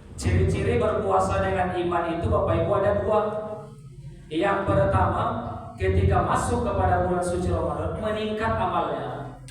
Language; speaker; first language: Indonesian; non-native, local second language; Minangkabau